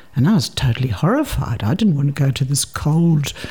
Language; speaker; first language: English; native; English